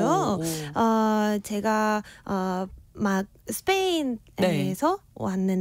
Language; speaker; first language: Korean; non-native, fluent; Spanish